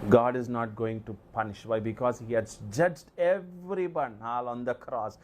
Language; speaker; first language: English; non-native, local second language; Telugu